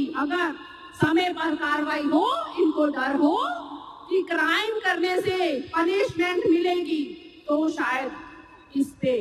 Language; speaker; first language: Hindi; native; Hindi